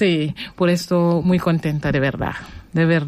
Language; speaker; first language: Spanish; non-native, learner; Arabic